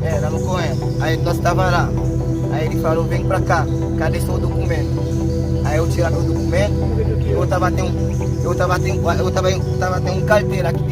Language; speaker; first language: Portuguese; non-native, learner; Haitian Creole